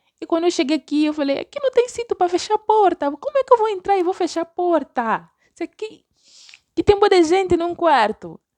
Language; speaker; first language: Portuguese; native; Portuguese